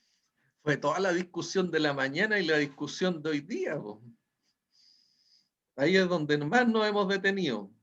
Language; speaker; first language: Spanish; native; Spanish